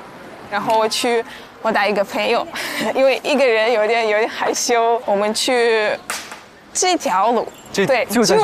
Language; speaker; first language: Chinese; non-native, fluent; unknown